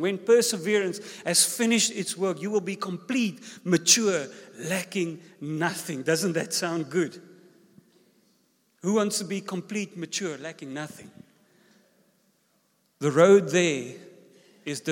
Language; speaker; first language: English; non-native, local second language; Afrikaans